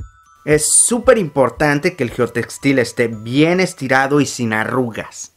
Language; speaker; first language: Spanish; native; Spanish